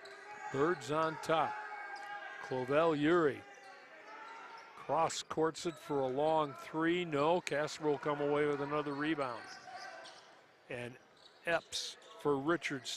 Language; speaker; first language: English; native; English